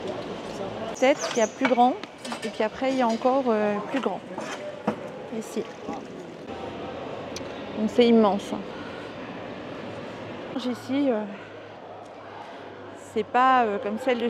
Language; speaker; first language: French; native; French